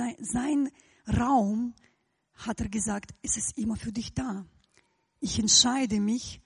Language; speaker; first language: German; non-native, fluent; Russian